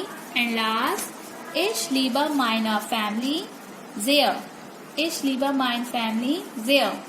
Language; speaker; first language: German; non-native, learner; Hindi